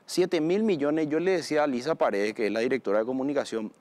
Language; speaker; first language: Spanish; native; Spanish